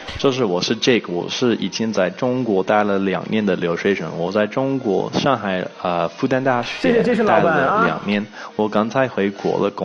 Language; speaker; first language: Chinese; non-native, learner; English